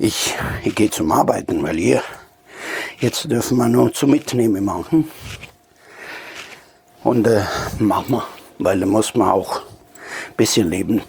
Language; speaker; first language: German; non-native, fluent; Italian